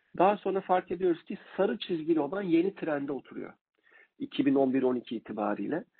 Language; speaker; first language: Turkish; native; Turkish